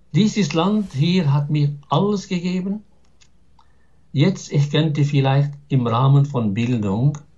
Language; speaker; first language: German; non-native, fluent; Arabic